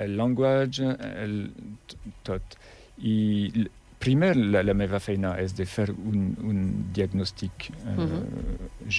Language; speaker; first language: Catalan; non-native, learner; French